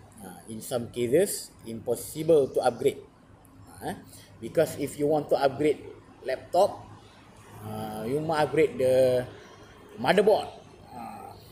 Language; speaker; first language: English; non-native, learner; Malay